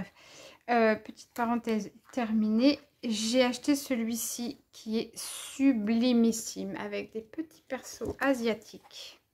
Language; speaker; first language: French; native; French